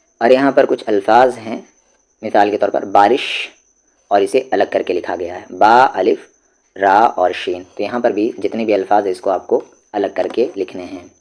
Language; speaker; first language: Urdu; native; Urdu